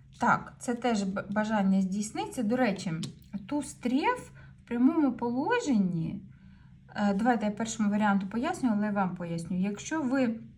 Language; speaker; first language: Ukrainian; non-native, local second language; Russian